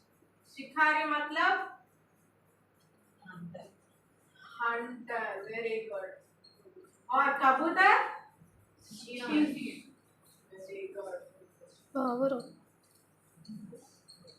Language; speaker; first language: Hindi; non-native, local second language; Telugu